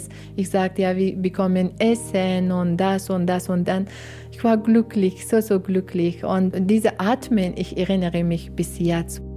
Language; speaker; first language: German; non-native, learner; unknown